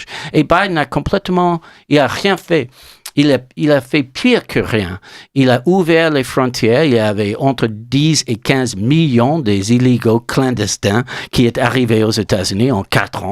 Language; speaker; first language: French; non-native, learner; English